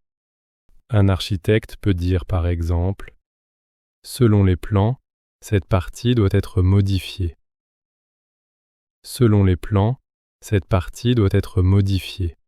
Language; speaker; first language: French; native; French